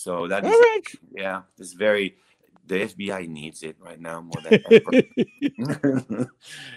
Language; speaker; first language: English; non-native, fluent; French